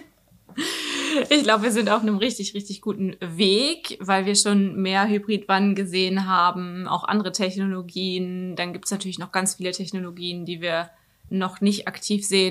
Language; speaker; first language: German; native; German